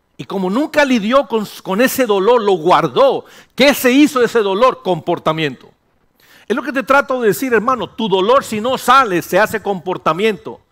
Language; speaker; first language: Spanish; early bilingual, heritage; Spanish